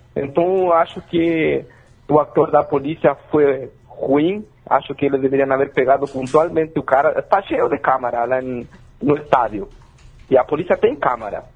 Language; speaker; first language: Portuguese; non-native, fluent; Spanish